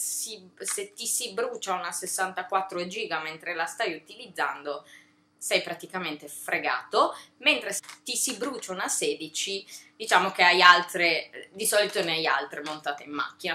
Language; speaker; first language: Italian; native; Italian